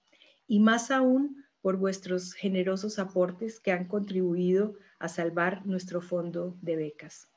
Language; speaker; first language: Spanish; native; Spanish